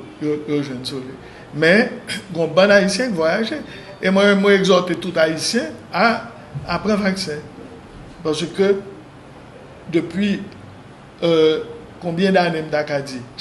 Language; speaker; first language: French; non-native, local second language; Haitian Creole